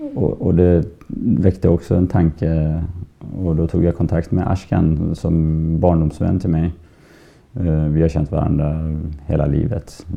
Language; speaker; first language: Swedish; early bilingual, other home language; Persian